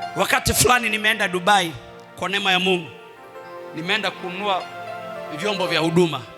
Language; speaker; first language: Swahili; non-native, local second language; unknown